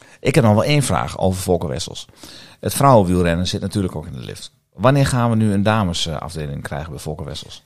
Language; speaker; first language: Dutch; native; Dutch